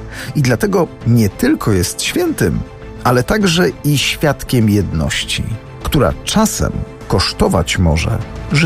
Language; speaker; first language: Polish; native; Polish